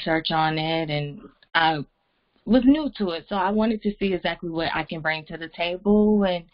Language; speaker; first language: English; native; English